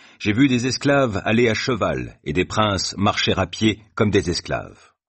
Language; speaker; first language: French; native; French